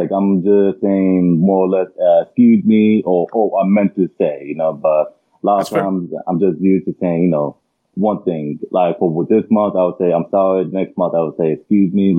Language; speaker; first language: English; early bilingual, other home language; Arabic